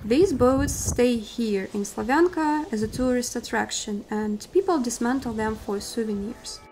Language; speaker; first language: English; non-native, fluent; Russian